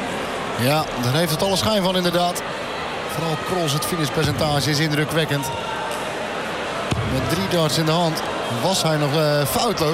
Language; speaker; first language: Dutch; native; Dutch